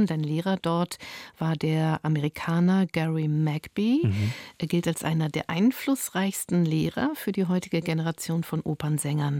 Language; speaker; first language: German; native; German